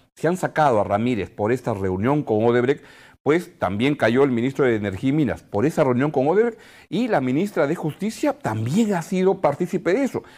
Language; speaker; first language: Spanish; native; Spanish